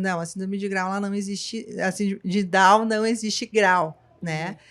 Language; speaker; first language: Portuguese; native; Portuguese